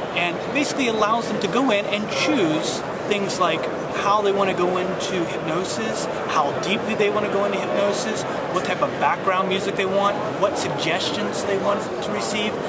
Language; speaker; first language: English; native; English